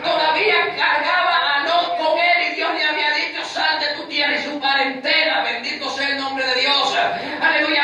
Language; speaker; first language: Spanish; native; Spanish